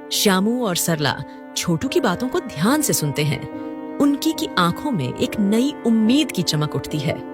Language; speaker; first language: Hindi; native; Hindi